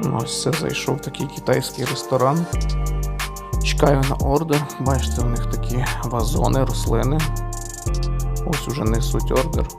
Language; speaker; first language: Ukrainian; native; Ukrainian